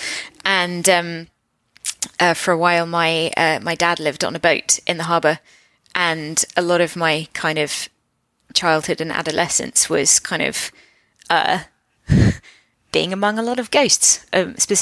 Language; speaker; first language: English; native; English